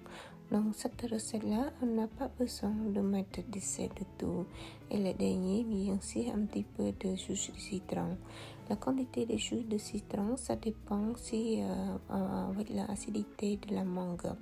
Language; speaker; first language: French; non-native, fluent; Khmer